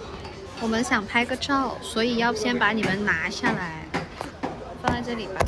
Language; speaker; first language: Chinese; non-native, local second language; Cantonese